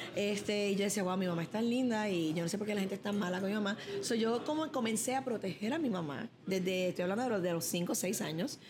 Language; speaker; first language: Spanish; early bilingual, other home language; English